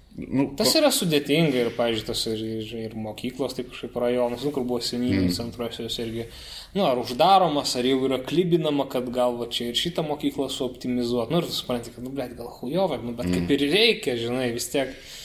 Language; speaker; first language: Lithuanian; native; Lithuanian